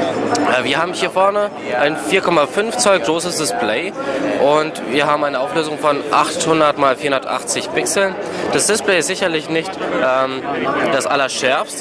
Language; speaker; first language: German; native; German